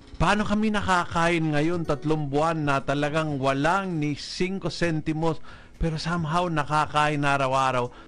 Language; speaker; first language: Filipino; non-native, fluent; Italian